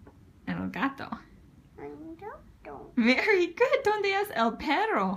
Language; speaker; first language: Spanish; non-native, learner; English